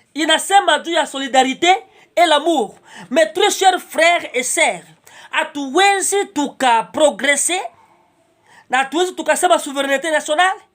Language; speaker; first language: French; non-native, local second language; Swahili